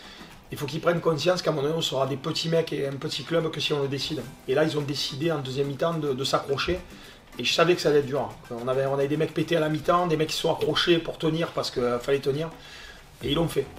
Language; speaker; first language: French; native; French